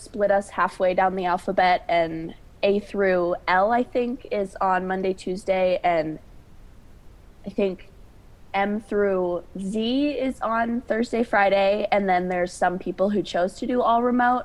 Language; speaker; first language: English; native; English